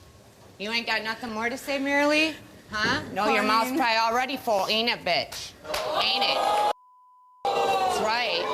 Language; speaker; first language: English; native; English